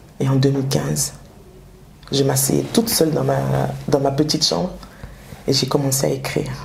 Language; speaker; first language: French; early bilingual, other home language; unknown